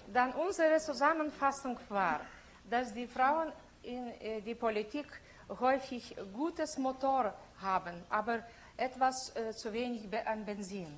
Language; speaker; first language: German; non-native, fluent; Lithuanian